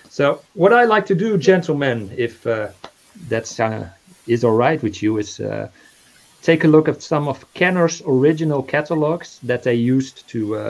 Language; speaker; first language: English; non-native, fluent; Dutch